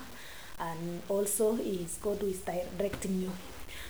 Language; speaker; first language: English; non-native, local second language; Kalenjin